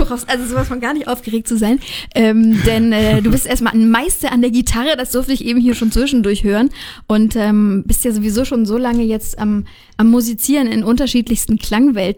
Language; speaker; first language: German; native; German